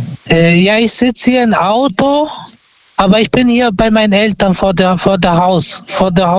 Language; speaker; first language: German; non-native, fluent; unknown